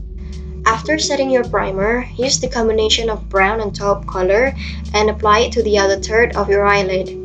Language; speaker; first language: English; non-native, fluent; Indonesian